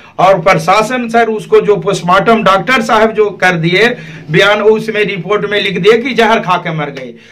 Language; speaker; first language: Hindi; native; Hindi